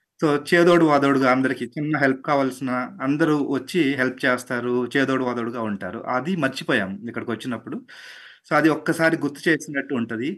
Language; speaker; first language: Telugu; native; Telugu